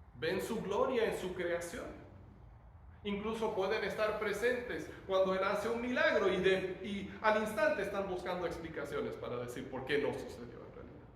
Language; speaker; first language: Spanish; native; Spanish